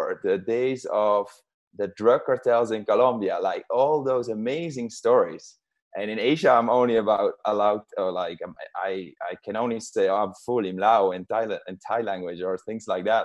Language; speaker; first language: English; non-native, fluent; Dutch